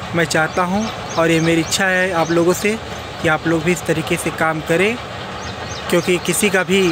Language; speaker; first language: Hindi; native; Hindi